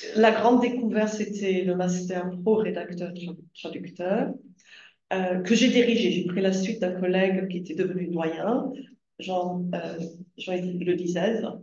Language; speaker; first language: French; non-native, fluent; English